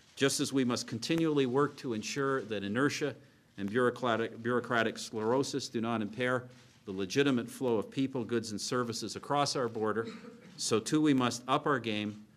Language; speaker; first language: English; native; English